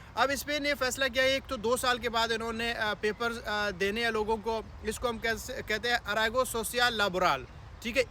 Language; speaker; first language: Hindi; non-native, local second language; Punjabi